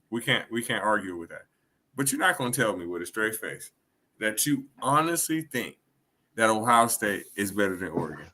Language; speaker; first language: English; native; English